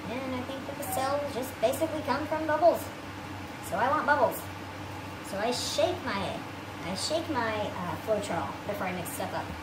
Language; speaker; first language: English; native; English